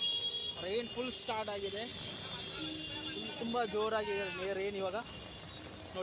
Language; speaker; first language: Kannada; early bilingual, heritage; Kannada